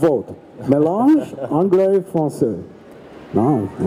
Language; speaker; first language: French; non-native, learner; English